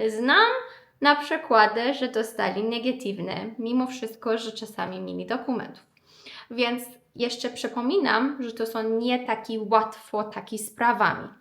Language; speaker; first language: Polish; non-native, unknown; Persian